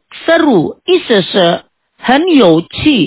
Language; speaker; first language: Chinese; non-native, fluent; Indonesian